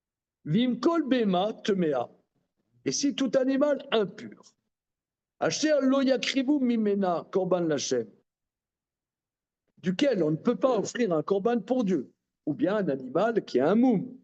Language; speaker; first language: French; native; French